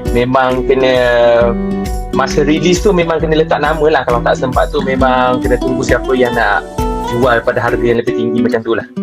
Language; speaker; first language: Malay; non-native, local second language; Chinese